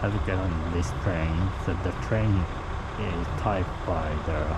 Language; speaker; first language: English; non-native, learner; Japanese